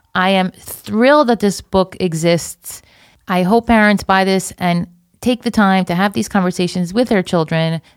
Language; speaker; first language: English; native; English